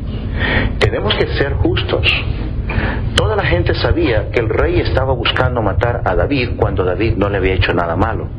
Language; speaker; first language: Spanish; native; Spanish